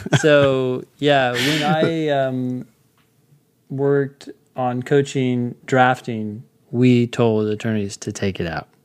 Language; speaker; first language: English; native; English